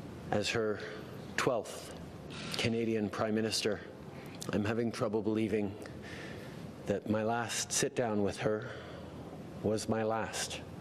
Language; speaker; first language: English; native; English